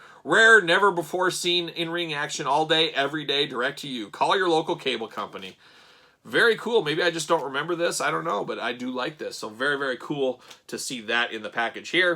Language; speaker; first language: English; native; English